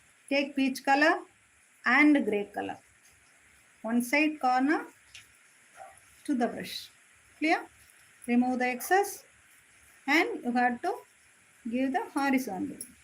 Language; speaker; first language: English; non-native, local second language; Tamil